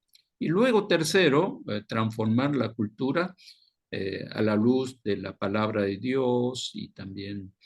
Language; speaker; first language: Spanish; non-native, fluent; Korean